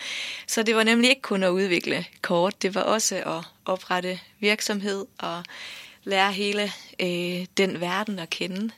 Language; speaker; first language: Danish; native; Danish